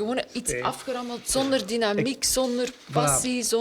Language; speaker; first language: Dutch; native; Dutch